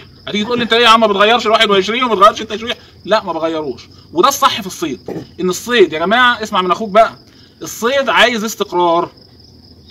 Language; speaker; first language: Arabic; native; Arabic